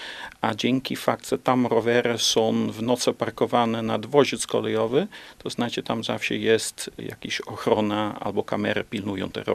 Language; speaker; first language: Polish; non-native, learner; Dutch